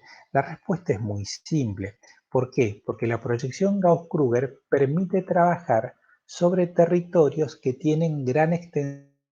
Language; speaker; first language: Spanish; native; Spanish